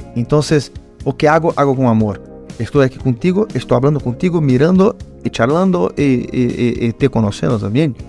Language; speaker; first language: Spanish; non-native, learner; Portuguese